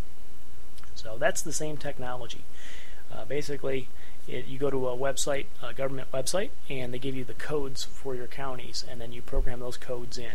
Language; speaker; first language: English; native; English